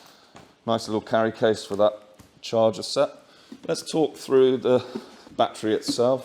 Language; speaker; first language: English; native; English